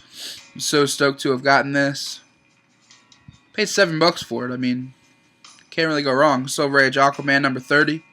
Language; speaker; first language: English; native; English